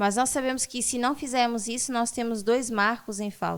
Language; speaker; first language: Portuguese; native; Portuguese